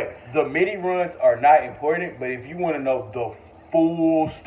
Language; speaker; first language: English; native; English